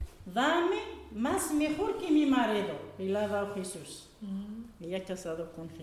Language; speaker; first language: Spanish; non-native, learner; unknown